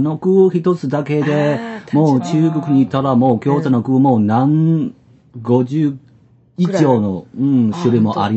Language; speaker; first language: Japanese; non-native, fluent; Chinese